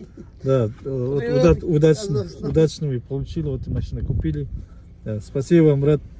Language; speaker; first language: Russian; non-native, local second language; Kazakh